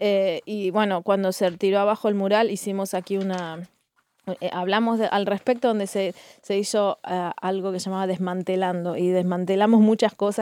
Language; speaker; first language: Spanish; native; Spanish